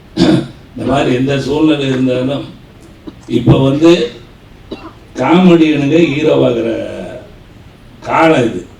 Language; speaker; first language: Tamil; native; Tamil